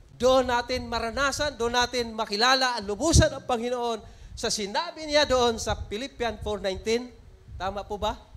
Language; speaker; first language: Filipino; non-native, local second language; Cebuano